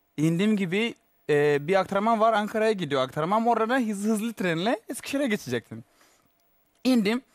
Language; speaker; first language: Turkish; non-native, fluent; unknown